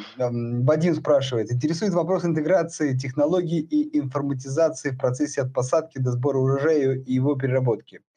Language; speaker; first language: Russian; native; Russian